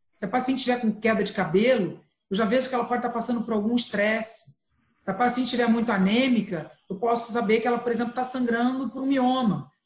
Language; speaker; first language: Portuguese; native; Portuguese